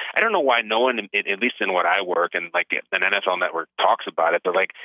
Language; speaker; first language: English; native; English